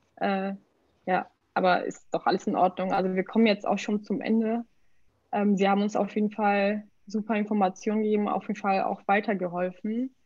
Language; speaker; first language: German; non-native, fluent; Portuguese